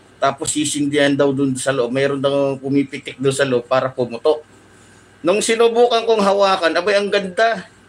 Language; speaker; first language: Filipino; native; Filipino